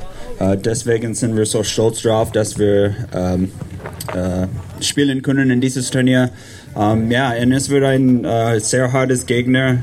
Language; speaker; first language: German; non-native, learner; English